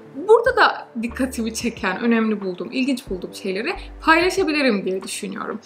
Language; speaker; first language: Turkish; early bilingual, heritage; Turkish